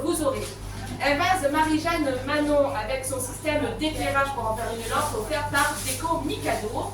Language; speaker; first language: French; native; French